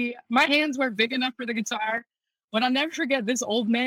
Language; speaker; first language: English; native; English